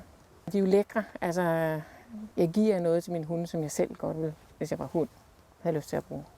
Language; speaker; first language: Danish; native; Danish